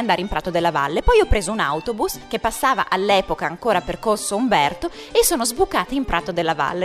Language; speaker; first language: Italian; native; Italian